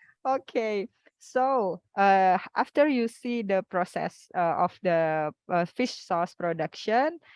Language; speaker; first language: English; non-native, fluent; Indonesian